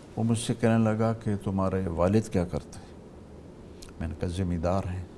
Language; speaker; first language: Urdu; non-native, local second language; Punjabi